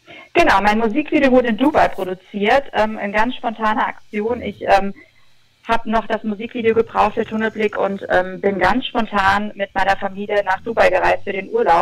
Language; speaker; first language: German; native; German